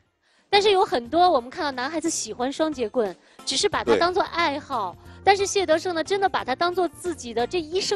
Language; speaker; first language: Chinese; native; Chinese